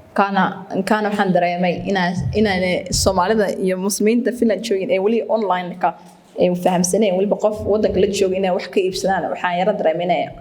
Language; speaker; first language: Somali; early bilingual, heritage; Somali